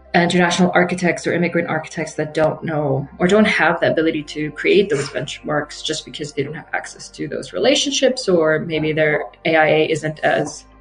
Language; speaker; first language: English; non-native, fluent; Arabic